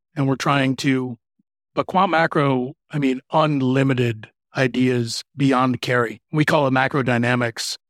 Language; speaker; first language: English; native; English